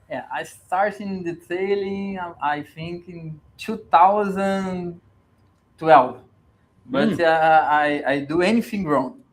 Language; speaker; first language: English; non-native, learner; Portuguese